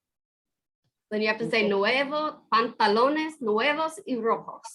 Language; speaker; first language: Spanish; non-native, fluent; English